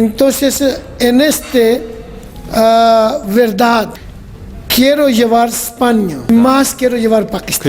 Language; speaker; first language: Spanish; non-native, learner; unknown